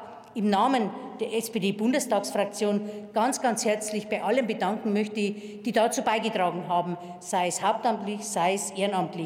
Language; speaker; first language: German; native; German